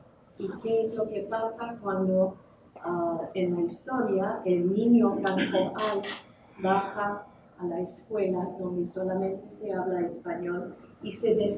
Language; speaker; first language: Spanish; non-native, fluent; English